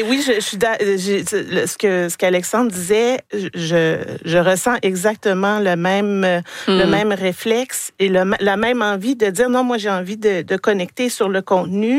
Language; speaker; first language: French; native; French